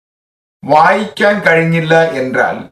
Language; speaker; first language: Malayalam; non-native, fluent; Tamil